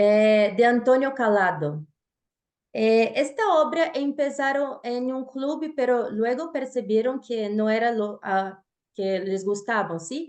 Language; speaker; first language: Spanish; non-native, fluent; Portuguese